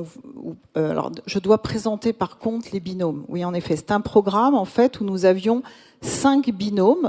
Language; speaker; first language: French; native; French